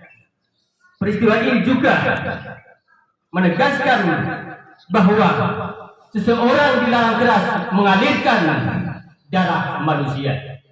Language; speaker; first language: Indonesian; native; Indonesian